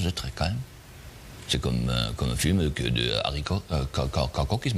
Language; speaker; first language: French; non-native, learner; German